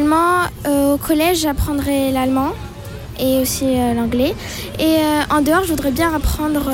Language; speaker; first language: French; early bilingual, other home language; Arabic